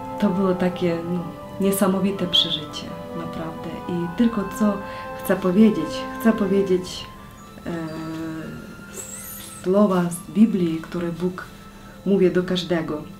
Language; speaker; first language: Polish; non-native, learner; Ukrainian